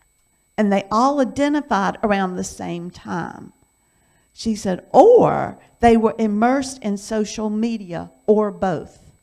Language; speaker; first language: English; native; English